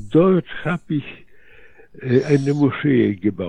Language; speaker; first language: German; non-native, fluent; Polish